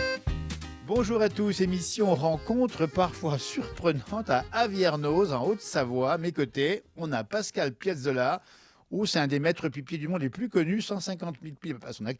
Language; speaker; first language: French; native; French